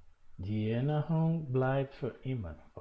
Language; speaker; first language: German; non-native, fluent; Portuguese